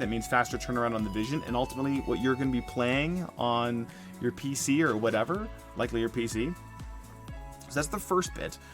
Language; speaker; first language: English; native; English